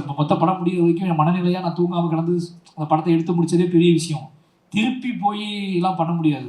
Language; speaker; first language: Tamil; native; Tamil